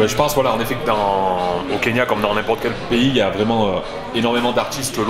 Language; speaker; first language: French; native; French